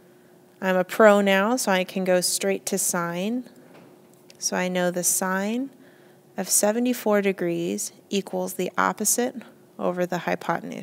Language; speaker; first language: English; native; English